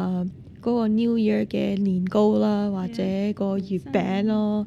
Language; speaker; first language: Cantonese; non-native, fluent; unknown